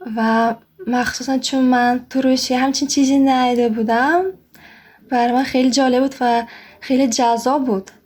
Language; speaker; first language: Persian; non-native, fluent; Russian